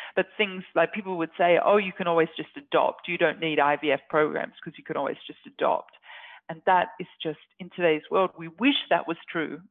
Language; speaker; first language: English; native; English